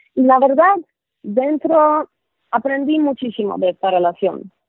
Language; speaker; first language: Spanish; non-native, fluent; Polish